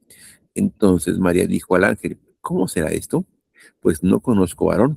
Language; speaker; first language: Spanish; native; Spanish